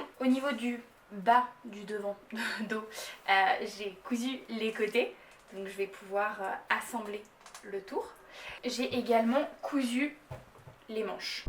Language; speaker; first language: French; native; French